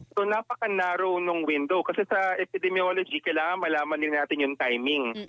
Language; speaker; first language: Filipino; non-native, local second language; Iloko